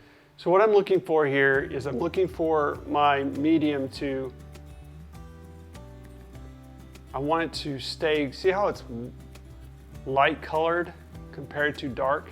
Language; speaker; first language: English; native; English